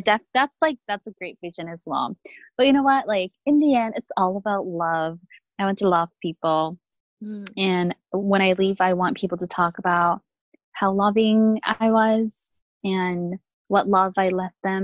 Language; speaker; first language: English; non-native, fluent; Korean